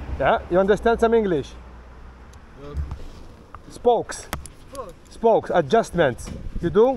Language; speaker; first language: English; non-native, learner; Maltese